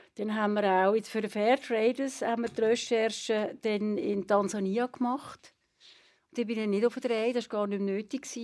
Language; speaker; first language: German; native; German